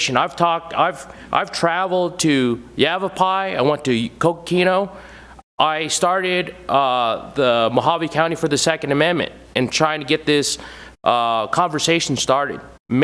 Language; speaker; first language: English; native; English